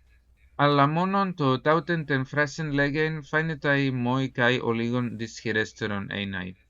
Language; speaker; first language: Greek; non-native, fluent; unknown